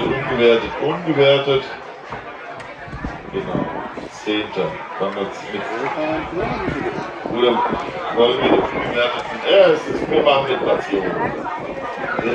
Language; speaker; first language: German; native; German